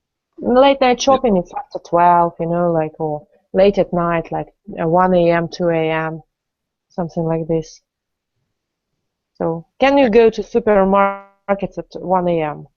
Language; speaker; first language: English; non-native, fluent; Russian